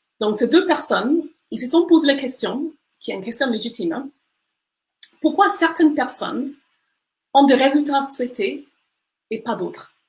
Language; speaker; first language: French; non-native, fluent; English